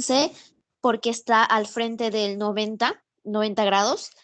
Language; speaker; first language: Spanish; native; Spanish